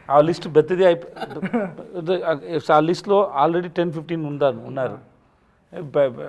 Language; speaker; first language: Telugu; non-native, learner; Tamil